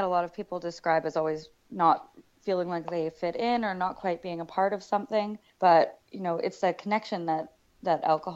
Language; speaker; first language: English; native; English